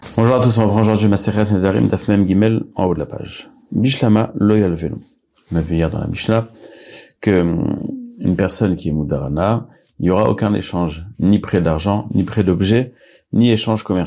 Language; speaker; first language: French; native; French